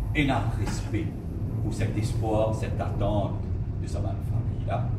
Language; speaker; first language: French; non-native, local second language; Morisyen